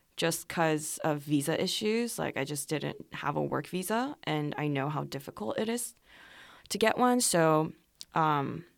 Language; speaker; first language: English; non-native, fluent; Korean